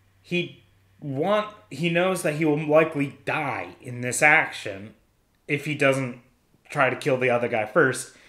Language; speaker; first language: English; native; English